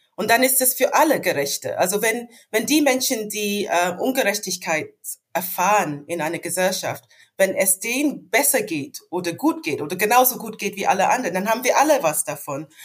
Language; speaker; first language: German; non-native, fluent; English